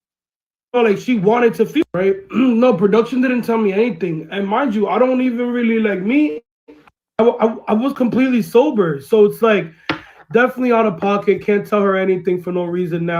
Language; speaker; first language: English; early bilingual, other home language; Spanish